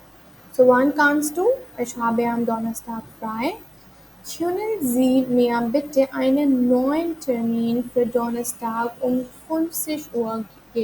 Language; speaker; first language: German; non-native, fluent; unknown